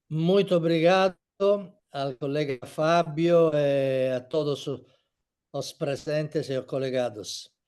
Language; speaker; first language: Portuguese; non-native, learner; Italian